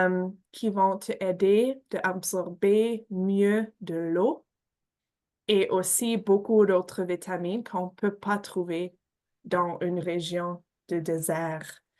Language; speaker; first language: French; non-native, fluent; English